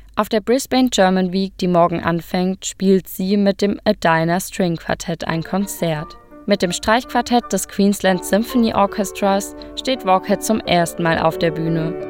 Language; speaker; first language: German; native; German